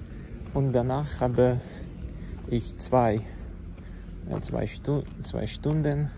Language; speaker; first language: German; non-native, learner; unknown